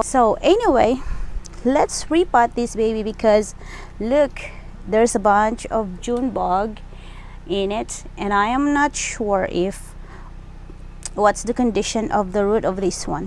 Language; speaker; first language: English; non-native, local second language; Filipino